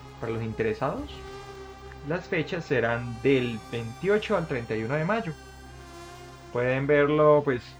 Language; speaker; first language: Spanish; native; Spanish